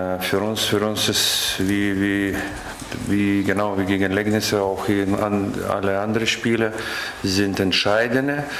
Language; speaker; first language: German; non-native, learner; Lithuanian